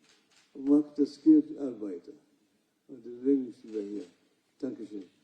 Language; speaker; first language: German; non-native, fluent; Luo (Kenya and Tanzania)